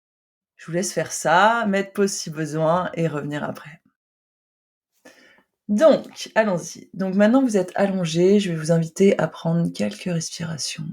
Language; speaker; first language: French; native; French